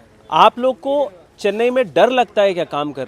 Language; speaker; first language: Hindi; native; Hindi